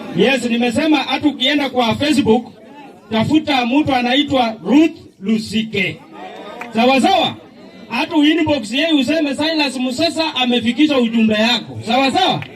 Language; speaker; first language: Swahili; non-native, local second language; Luyia